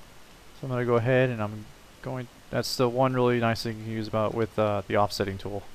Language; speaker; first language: English; native; English